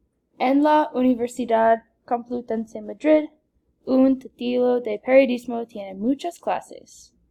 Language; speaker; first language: Spanish; non-native, learner; English